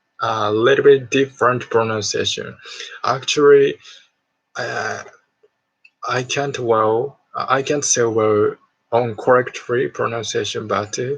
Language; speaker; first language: English; non-native, learner; Japanese